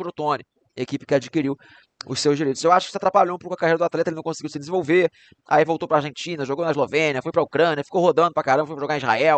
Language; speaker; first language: Portuguese; native; Portuguese